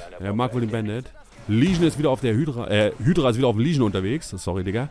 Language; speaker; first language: German; native; German